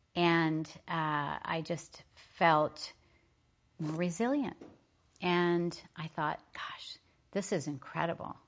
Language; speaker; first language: English; native; English